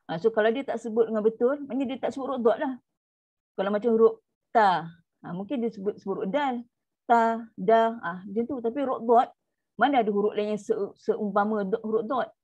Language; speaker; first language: Malay; native; Malay